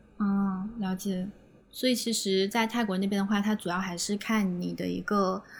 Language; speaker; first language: Chinese; native; Chinese